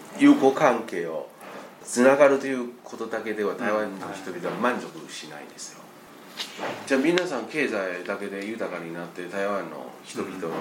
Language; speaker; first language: Japanese; non-native, fluent; Chinese